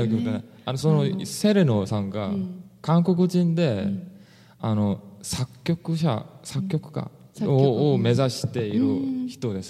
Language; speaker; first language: Japanese; non-native, fluent; English